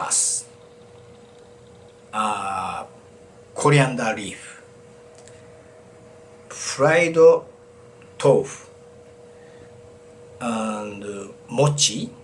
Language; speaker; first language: English; non-native, learner; Japanese